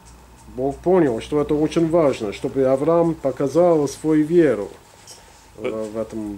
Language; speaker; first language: Russian; non-native, fluent; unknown